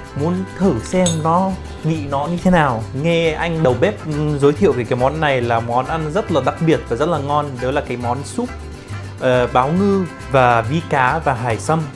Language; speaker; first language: Vietnamese; non-native, fluent; Arabic